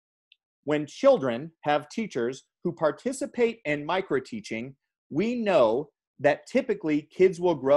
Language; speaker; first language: English; native; English